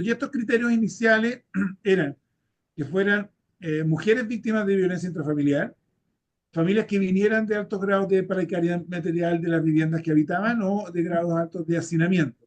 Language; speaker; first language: Spanish; native; Spanish